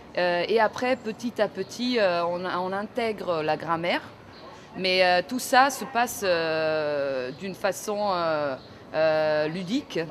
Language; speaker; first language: French; non-native, fluent; Serbian